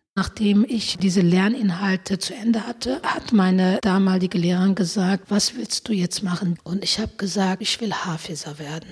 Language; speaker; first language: German; non-native, fluent; Turkish